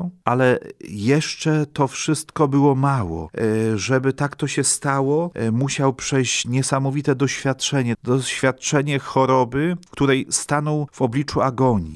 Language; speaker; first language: Polish; native; Polish